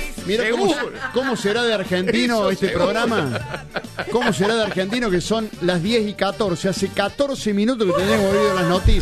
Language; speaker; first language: Spanish; native; Spanish